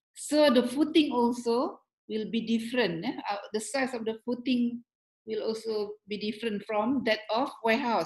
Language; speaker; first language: English; non-native, local second language; Malay